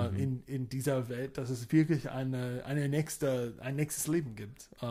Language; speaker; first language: German; non-native, fluent; English